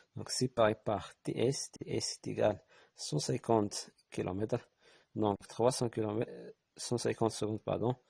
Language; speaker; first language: French; non-native, local second language; Arabic